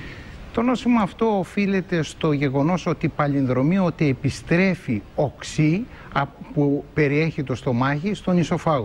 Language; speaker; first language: Greek; native; Greek